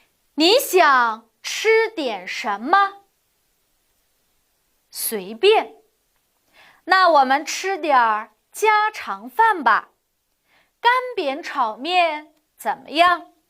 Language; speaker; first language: Chinese; non-native, fluent; Uyghur